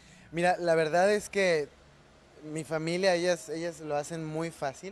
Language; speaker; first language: Spanish; native; Spanish